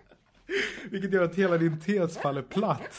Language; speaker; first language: Swedish; native; Swedish